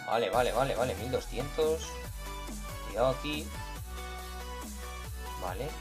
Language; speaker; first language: Spanish; native; Spanish